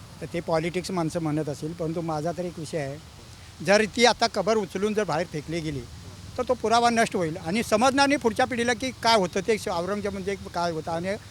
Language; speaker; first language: Marathi; native; Marathi